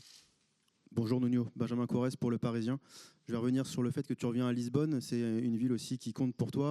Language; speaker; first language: French; native; French